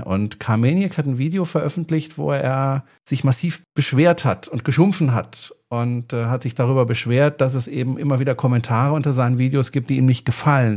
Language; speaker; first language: German; native; German